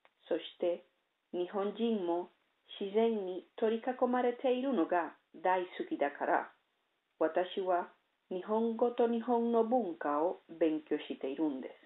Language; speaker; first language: Japanese; non-native, learner; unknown